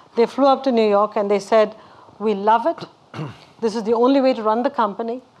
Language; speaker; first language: English; non-native, local second language; Tamil